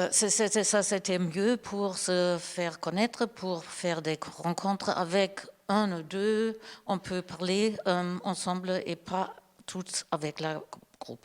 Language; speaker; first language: French; non-native, learner; German